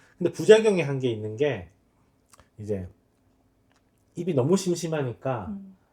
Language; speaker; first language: Korean; native; Korean